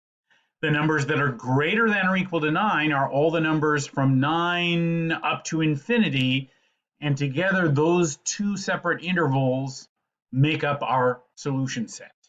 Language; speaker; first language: English; native; English